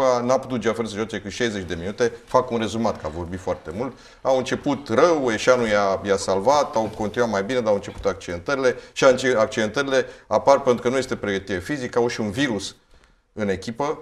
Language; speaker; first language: Romanian; native; Romanian